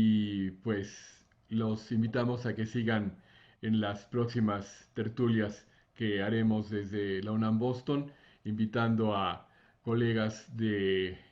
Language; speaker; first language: Spanish; native; Spanish